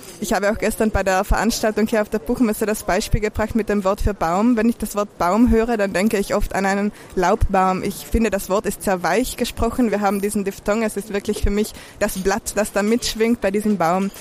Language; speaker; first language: German; non-native, local second language; Ladin